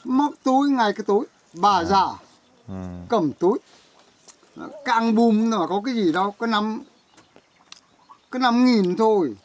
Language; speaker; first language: Vietnamese; native; Vietnamese